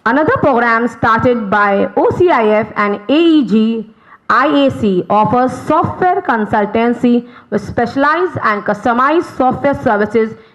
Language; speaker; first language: English; non-native, local second language; Hindi